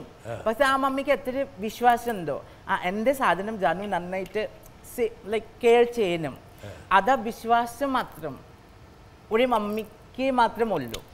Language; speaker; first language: Malayalam; non-native, local second language; Assamese